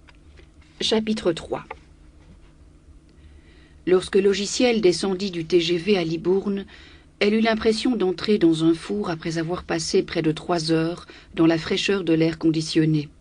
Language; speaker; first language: French; native; French